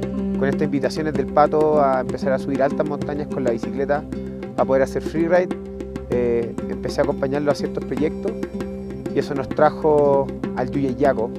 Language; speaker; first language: Spanish; native; Spanish